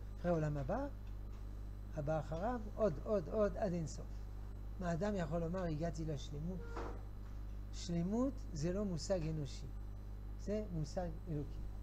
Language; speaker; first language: Hebrew; non-native, fluent; French